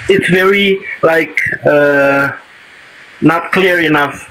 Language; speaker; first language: English; non-native, learner; Indonesian